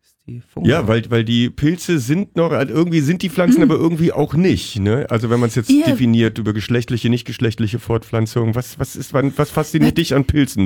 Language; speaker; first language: German; native; German